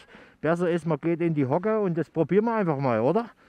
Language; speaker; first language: German; native; German